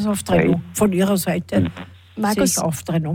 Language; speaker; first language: German; native; German